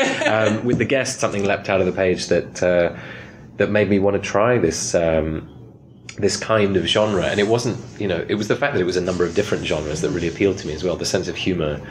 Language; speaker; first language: English; native; English